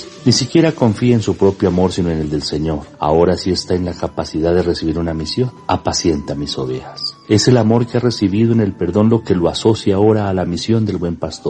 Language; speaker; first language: Spanish; native; Spanish